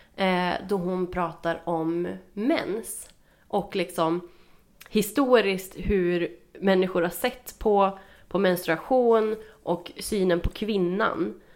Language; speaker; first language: Swedish; native; Swedish